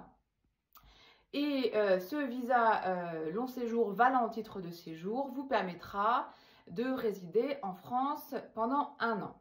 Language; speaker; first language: French; native; French